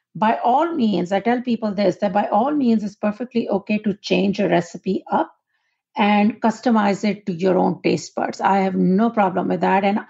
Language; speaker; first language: English; non-native, local second language; Urdu